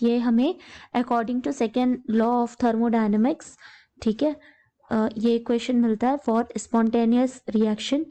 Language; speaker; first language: Hindi; native; Hindi